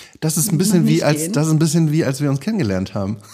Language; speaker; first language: German; native; German